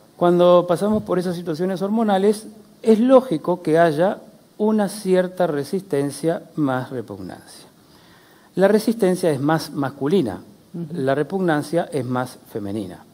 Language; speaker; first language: Spanish; native; Spanish